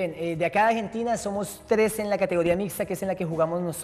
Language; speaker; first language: Spanish; native; Spanish